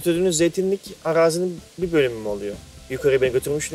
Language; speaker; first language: Turkish; native; Turkish